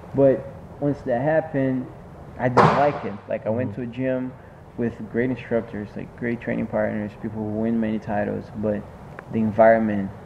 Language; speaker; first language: English; non-native, fluent; Portuguese